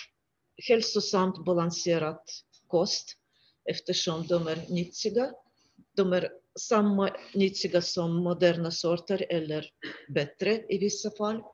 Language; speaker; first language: Swedish; non-native, fluent; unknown